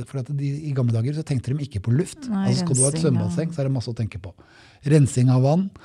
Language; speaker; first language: Norwegian; native; Norwegian